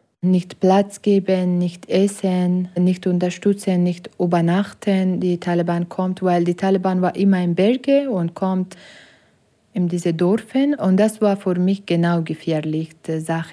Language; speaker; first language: German; non-native, learner; Persian